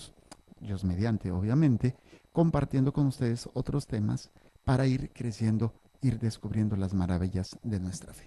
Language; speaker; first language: Spanish; native; Spanish